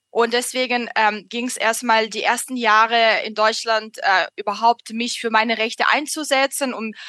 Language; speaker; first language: German; non-native, fluent; Russian